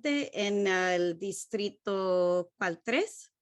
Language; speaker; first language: Spanish; non-native, learner; English